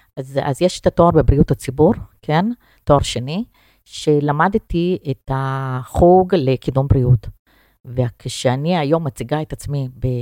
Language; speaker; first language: Hebrew; non-native, fluent; Russian